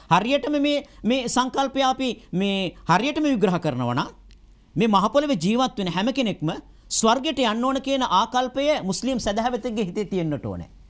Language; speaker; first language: Sinhala; non-native, local second language; Tamil